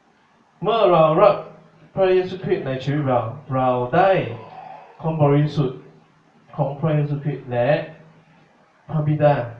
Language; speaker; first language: Thai; non-native, fluent; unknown